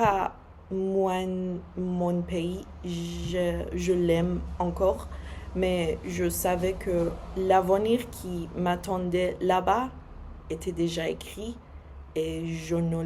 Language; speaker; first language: French; non-native, fluent; Persian